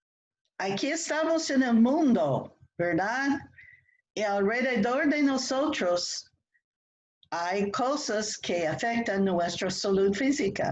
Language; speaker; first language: Spanish; non-native, fluent; English